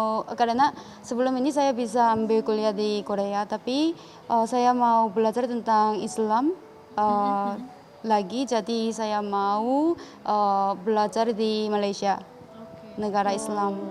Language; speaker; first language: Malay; non-native, learner; Korean